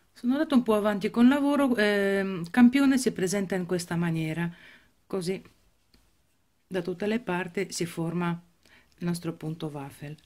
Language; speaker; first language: Italian; non-native, fluent; Ukrainian